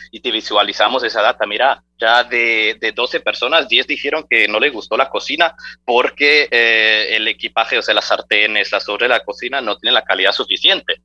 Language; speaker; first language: Spanish; early bilingual, heritage; Spanish